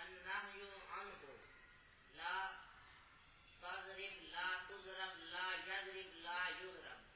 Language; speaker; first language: Arabic; non-native, learner; Punjabi